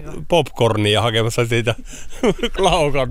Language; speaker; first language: Finnish; native; Finnish